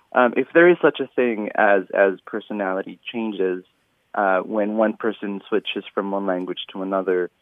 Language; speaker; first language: English; native; English